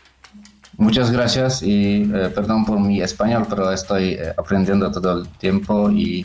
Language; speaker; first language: Spanish; non-native, learner; Polish